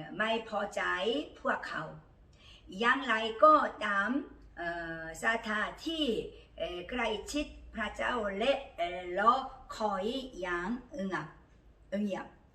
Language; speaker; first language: Thai; non-native, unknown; Korean